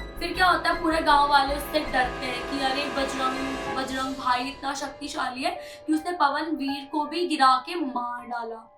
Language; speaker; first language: Hindi; native; Hindi